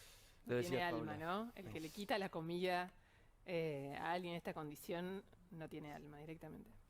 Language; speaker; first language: Spanish; native; Spanish